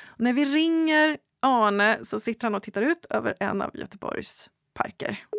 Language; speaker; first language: Swedish; native; Swedish